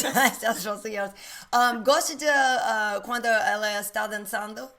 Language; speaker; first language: Portuguese; non-native, learner; English